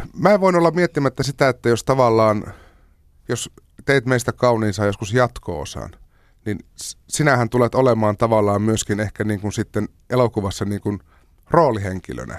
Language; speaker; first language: Finnish; native; Finnish